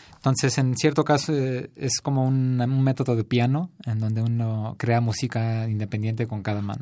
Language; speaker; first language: Spanish; early bilingual, heritage; Spanish